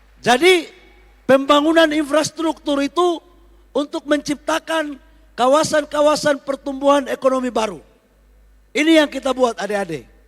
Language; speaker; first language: Indonesian; native; Indonesian